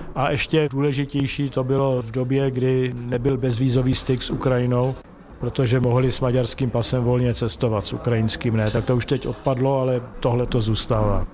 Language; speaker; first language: Czech; native; Czech